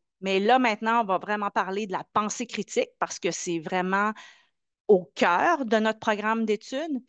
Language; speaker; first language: French; native; French